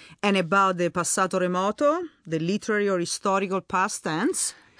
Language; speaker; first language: English; non-native, fluent; Italian